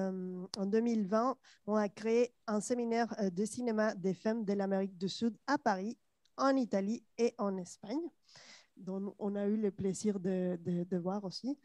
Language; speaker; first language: French; non-native, fluent; Spanish